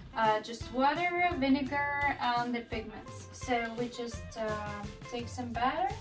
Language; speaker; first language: English; non-native, fluent; Russian